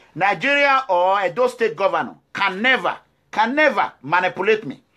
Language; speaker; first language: English; non-native, local second language; Bini